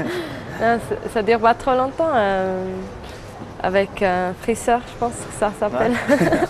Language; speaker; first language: French; non-native, fluent; German